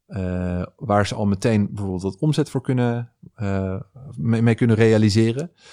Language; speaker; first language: Dutch; native; Dutch